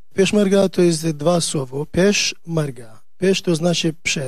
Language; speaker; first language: Polish; non-native, learner; Kurdish